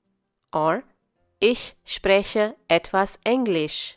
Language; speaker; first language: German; non-native, fluent; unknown